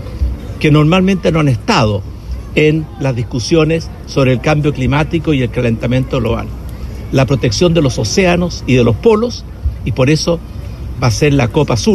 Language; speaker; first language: Spanish; native; Spanish